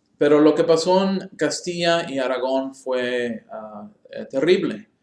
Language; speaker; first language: Spanish; early bilingual, heritage; English